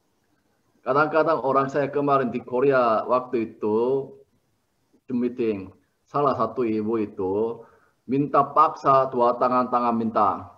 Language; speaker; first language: Indonesian; non-native, learner; Korean